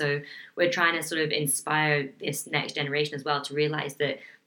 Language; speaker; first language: English; native; English